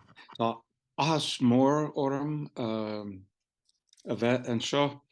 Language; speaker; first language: Irish; non-native, fluent; English